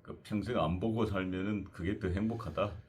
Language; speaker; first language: Korean; native; Korean